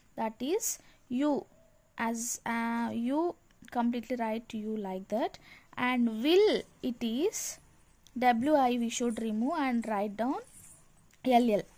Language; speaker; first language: English; non-native, local second language; Telugu